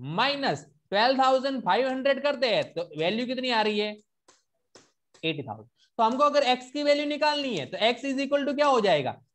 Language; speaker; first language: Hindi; non-native, local second language; Gujarati